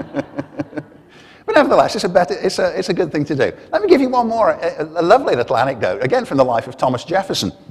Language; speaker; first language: English; native; English